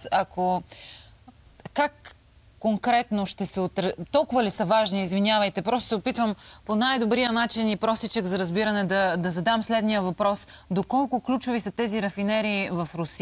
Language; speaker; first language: Bulgarian; native; Bulgarian